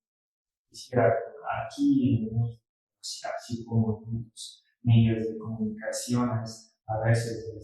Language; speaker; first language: Spanish; non-native, fluent; Russian